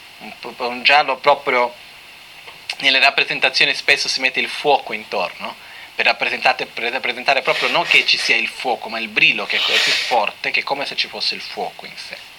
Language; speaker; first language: Italian; non-native, fluent; Portuguese